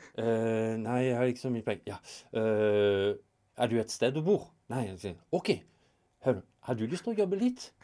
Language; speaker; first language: Norwegian; non-native, fluent; French